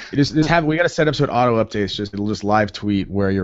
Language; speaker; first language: English; native; English